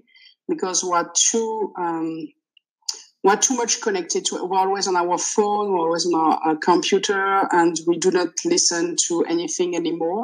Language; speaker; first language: English; non-native, fluent; French